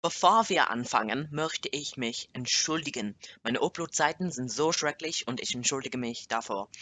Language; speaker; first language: German; non-native, learner; English